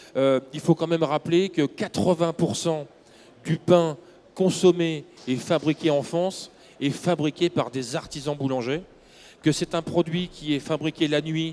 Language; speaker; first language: French; native; French